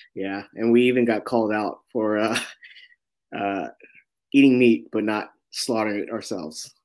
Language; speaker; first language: English; native; English